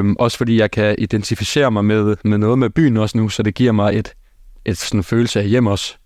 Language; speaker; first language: Danish; early bilingual, other home language; German